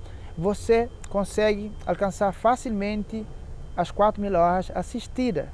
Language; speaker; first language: Portuguese; non-native, local second language; Kabuverdianu